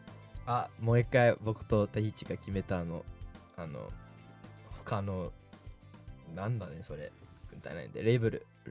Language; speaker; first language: Japanese; non-native, fluent; English